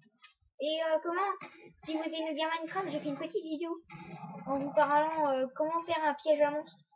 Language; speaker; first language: French; native; French